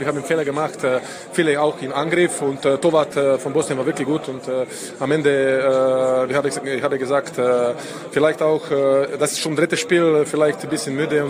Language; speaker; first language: German; non-native, learner; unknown